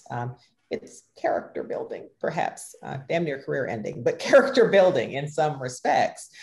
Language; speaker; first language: English; native; English